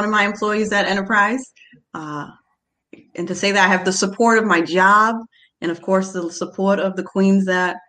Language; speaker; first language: English; native; English